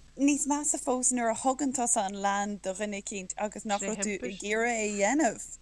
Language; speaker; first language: Irish; native; Irish